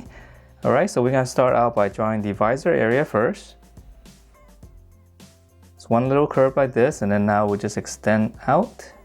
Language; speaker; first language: English; native; English